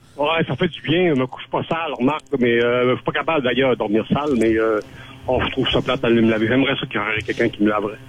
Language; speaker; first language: French; native; French